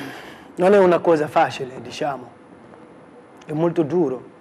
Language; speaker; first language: Italian; non-native, fluent; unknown